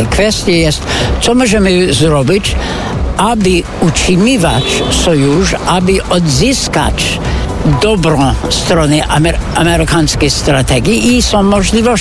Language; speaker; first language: Polish; non-native, fluent; English